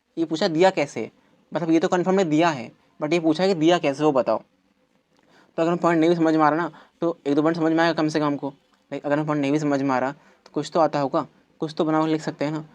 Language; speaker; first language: Hindi; native; Hindi